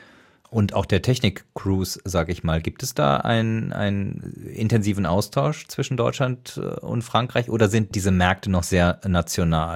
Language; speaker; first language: German; native; German